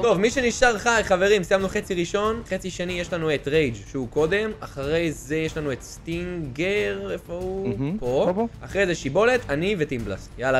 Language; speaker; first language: Hebrew; native; Hebrew